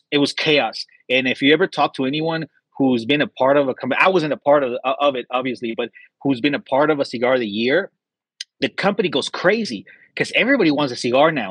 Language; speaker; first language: English; native; English